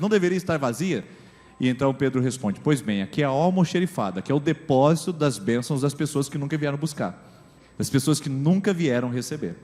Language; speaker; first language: Portuguese; native; Portuguese